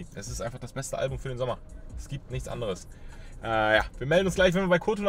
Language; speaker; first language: German; native; German